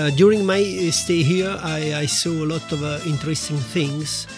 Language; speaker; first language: English; non-native, learner; Italian